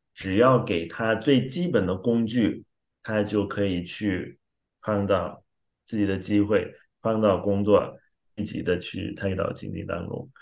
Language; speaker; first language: Chinese; non-native, fluent; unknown